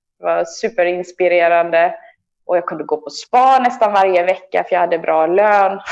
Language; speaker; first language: Swedish; native; Swedish